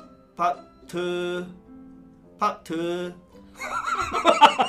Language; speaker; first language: Korean; non-native, learner; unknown